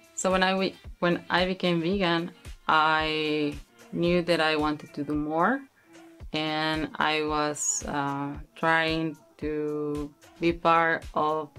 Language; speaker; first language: English; non-native, learner; Spanish